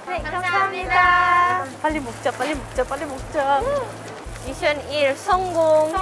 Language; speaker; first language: Korean; non-native, learner; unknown